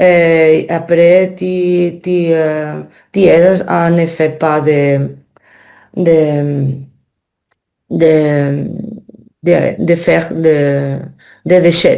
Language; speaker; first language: French; non-native, learner; Spanish